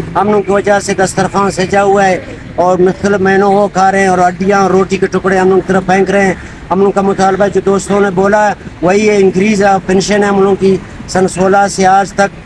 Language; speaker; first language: Urdu; non-native, local second language; Baluchi